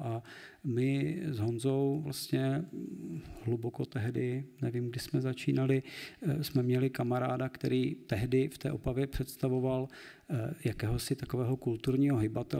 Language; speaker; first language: Czech; native; Czech